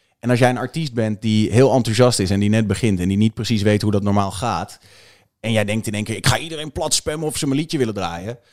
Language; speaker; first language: Dutch; native; Dutch